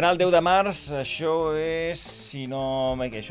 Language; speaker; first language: Catalan; native; Catalan